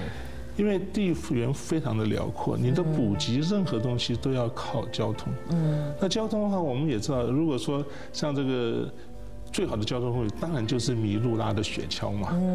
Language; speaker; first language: Chinese; native; Chinese